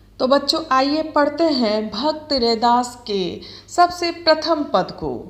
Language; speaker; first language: Hindi; native; Hindi